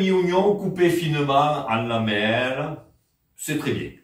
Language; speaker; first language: French; native; French